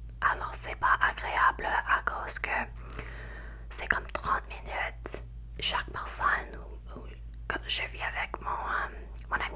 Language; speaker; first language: French; non-native, learner; English